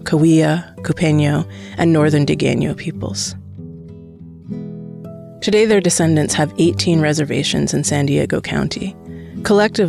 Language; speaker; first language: English; native; English